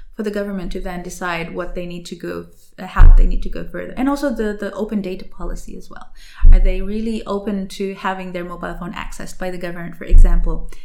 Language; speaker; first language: English; non-native, fluent; Indonesian